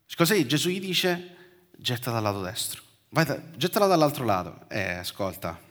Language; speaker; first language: Italian; native; Italian